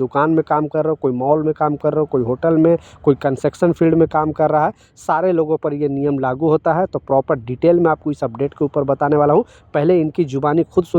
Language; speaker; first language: Hindi; native; Hindi